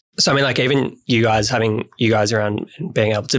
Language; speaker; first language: English; native; English